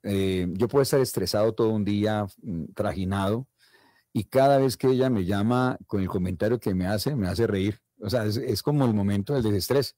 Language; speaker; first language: Spanish; native; Spanish